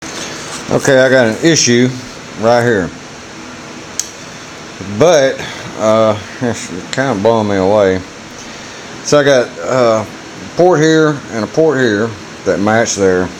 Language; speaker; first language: English; native; English